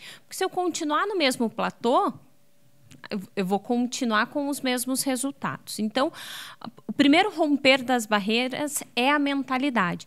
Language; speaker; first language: Portuguese; native; Portuguese